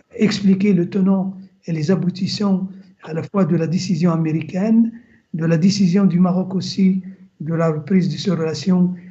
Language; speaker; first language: French; non-native, local second language; Arabic